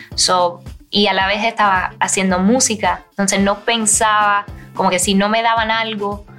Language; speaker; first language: English; early bilingual, other home language; Spanish